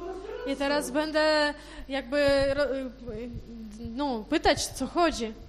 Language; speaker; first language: Polish; non-native, fluent; Ukrainian